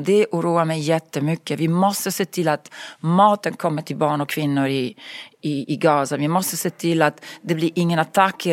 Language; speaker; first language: Swedish; non-native, fluent; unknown